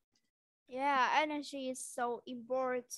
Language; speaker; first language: English; non-native, learner; Vietnamese